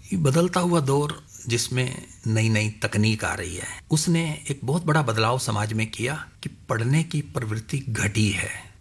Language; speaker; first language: Hindi; non-native, local second language; Punjabi